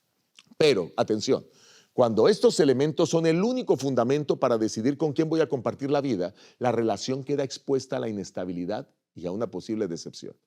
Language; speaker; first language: Spanish; native; Spanish